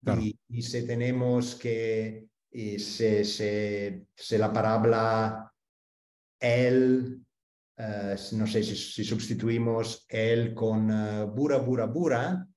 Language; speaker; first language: Spanish; non-native, fluent; Italian